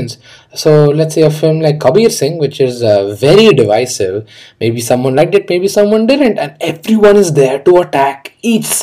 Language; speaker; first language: English; non-native, local second language; Hindi